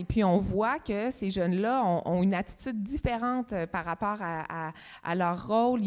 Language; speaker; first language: French; native; French